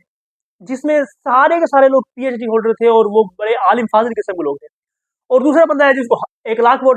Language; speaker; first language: Urdu; native; Urdu